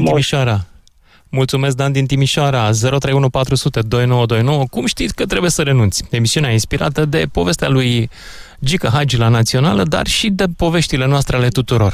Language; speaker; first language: Romanian; native; Romanian